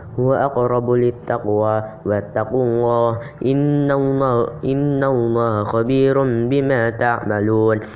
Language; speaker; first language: Arabic; non-native, learner; Indonesian